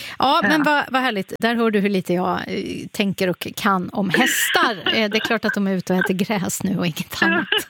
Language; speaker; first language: Swedish; native; Swedish